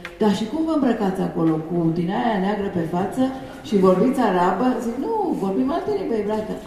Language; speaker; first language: Romanian; early bilingual, heritage; Romanian